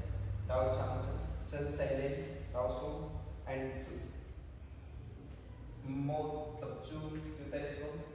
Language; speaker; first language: Vietnamese; non-native, learner; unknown